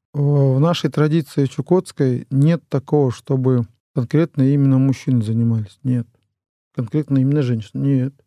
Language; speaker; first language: Russian; non-native, local second language; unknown